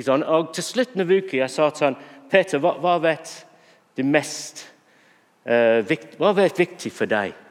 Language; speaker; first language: Norwegian; non-native, fluent; English